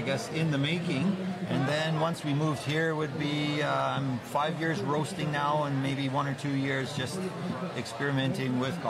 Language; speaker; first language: English; native; English